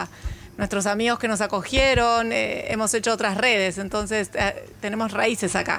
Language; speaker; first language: Spanish; native; Spanish